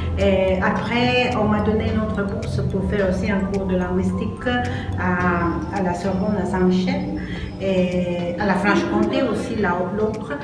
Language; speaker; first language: French; non-native, fluent; Spanish